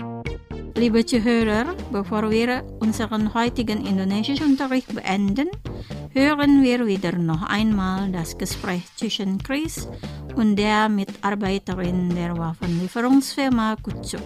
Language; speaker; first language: German; non-native, fluent; Indonesian